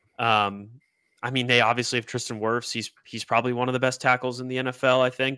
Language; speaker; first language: English; native; English